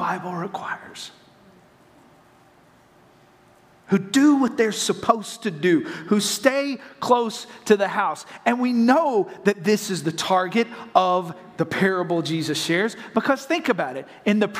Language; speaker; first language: English; native; English